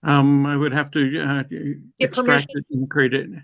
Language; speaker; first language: English; native; English